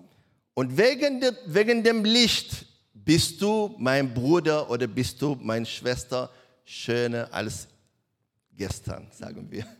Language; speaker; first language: German; non-native, learner; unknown